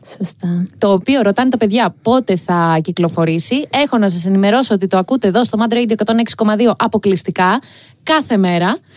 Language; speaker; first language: Greek; native; Greek